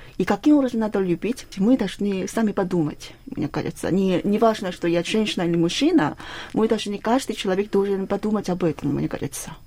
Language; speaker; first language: Russian; non-native, fluent; Korean